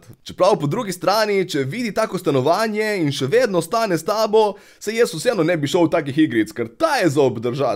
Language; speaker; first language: Slovenian; native; Slovenian